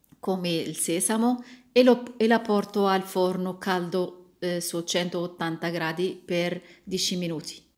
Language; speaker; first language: Italian; non-native, learner; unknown